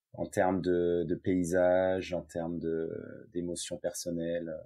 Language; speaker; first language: French; native; French